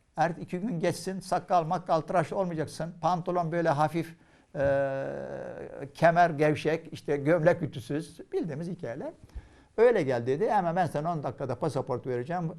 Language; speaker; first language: Turkish; non-native, fluent; Arabic